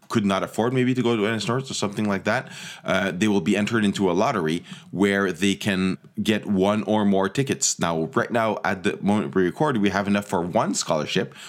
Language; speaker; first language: English; native; English